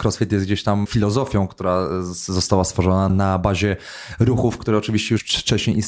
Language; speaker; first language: Polish; native; Polish